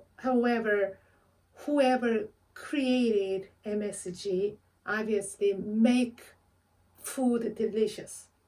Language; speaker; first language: English; non-native, fluent; Korean